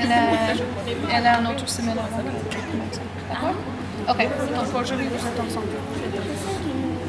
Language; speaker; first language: French; non-native, learner; English